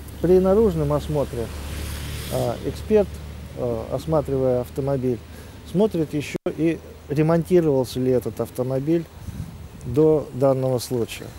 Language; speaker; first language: Russian; native; Russian